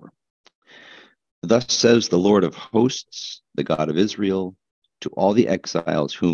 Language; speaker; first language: English; native; English